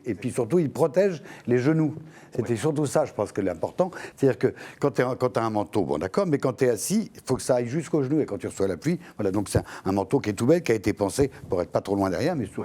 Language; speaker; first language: French; native; French